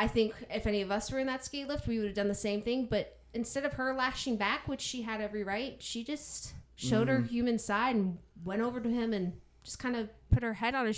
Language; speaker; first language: English; native; English